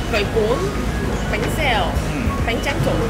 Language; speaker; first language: Vietnamese; non-native, learner; Korean